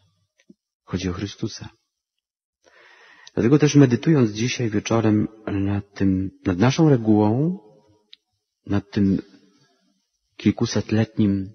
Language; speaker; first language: Polish; native; Polish